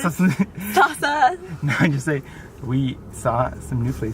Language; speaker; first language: English; native; English